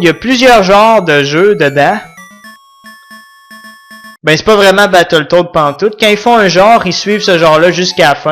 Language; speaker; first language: French; native; French